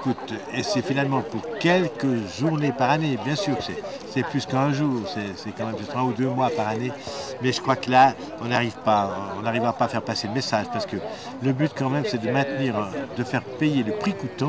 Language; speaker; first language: French; native; French